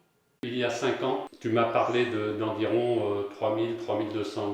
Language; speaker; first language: French; native; French